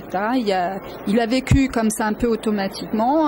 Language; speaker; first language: French; early bilingual, other home language; Danish